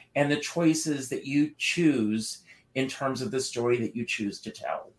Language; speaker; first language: English; native; English